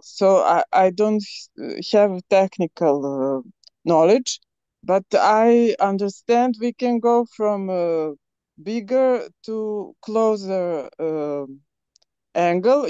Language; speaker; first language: English; non-native, learner; Serbian